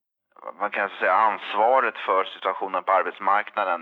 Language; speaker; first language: Swedish; native; Swedish